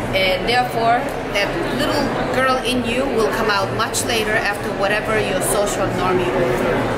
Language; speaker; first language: English; non-native, fluent; Korean